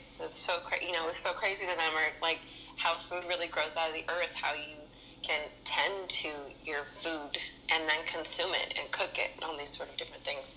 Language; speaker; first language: English; native; English